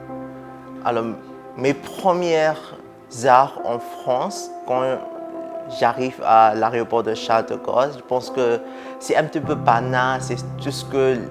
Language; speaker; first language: French; non-native, fluent; Burmese